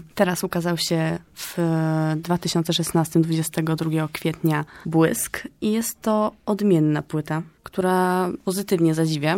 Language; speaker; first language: Polish; native; Polish